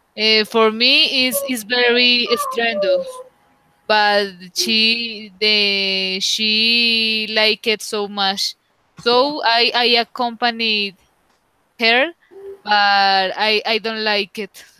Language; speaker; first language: English; non-native, learner; Spanish